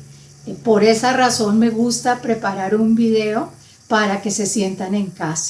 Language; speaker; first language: Spanish; native; Spanish